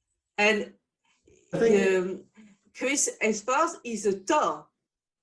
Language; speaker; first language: English; non-native, learner; French